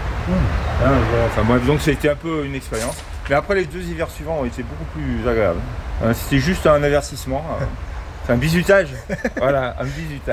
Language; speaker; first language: French; native; French